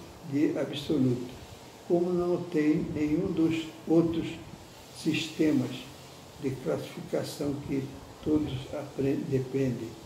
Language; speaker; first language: Portuguese; native; Portuguese